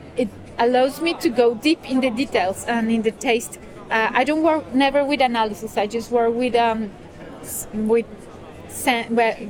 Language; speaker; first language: English; non-native, fluent; Spanish